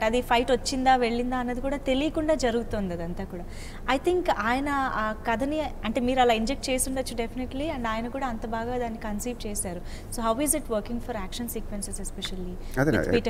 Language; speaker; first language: Telugu; native; Telugu